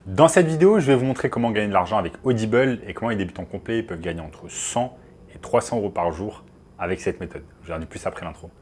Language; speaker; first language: French; native; French